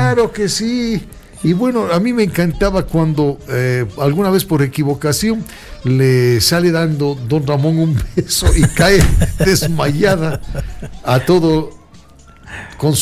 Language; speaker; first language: Spanish; native; Spanish